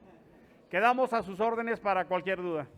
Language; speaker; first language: Spanish; native; Spanish